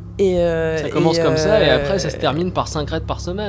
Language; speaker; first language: French; native; French